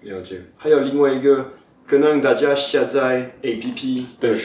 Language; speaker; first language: Chinese; non-native, fluent; French